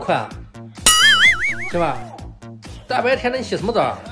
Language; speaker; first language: Chinese; native; Chinese